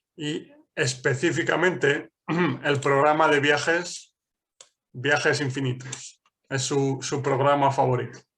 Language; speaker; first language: Spanish; non-native, fluent; English